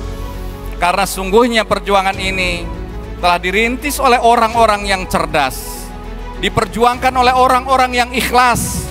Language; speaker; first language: Indonesian; native; Indonesian